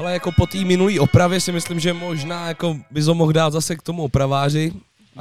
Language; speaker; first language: Czech; native; Czech